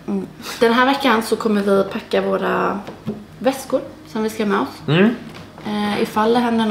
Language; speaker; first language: Swedish; native; Swedish